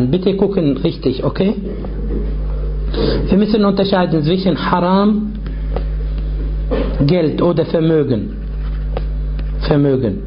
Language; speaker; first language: German; non-native, fluent; Arabic